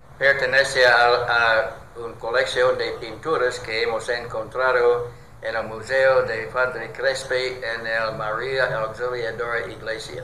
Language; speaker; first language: Spanish; non-native, learner; English